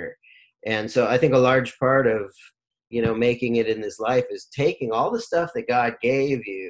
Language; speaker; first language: English; native; English